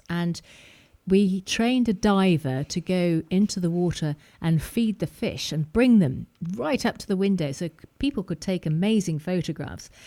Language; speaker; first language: English; native; English